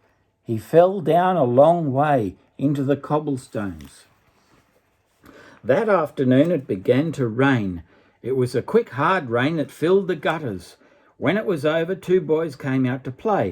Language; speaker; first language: English; native; English